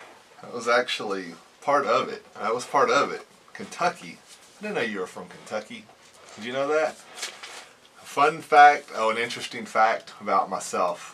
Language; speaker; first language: English; native; English